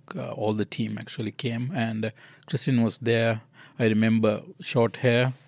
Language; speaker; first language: English; non-native, local second language; Sinhala